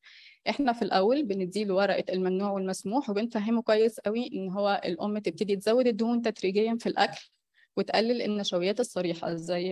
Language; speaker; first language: Arabic; native; Arabic